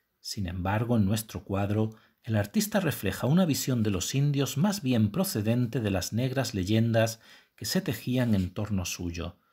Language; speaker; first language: Spanish; native; Spanish